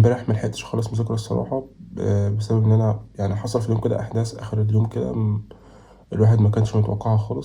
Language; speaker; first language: Arabic; native; Arabic